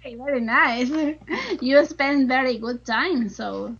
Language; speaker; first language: English; non-native, learner; Spanish